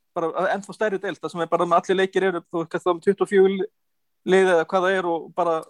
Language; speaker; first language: Icelandic; native; Icelandic